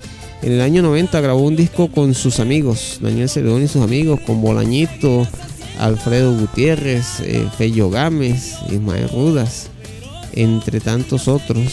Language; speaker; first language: Spanish; native; Spanish